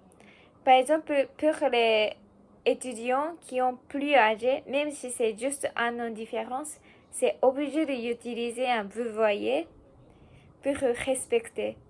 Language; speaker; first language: French; non-native, learner; Japanese